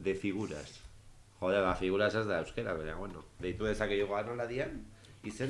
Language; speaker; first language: Basque; native; Basque